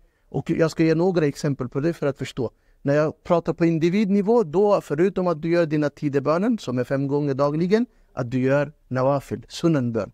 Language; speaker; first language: Swedish; non-native, fluent; Urdu